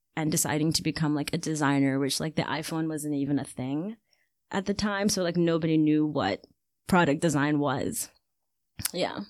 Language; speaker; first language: English; early bilingual, other home language; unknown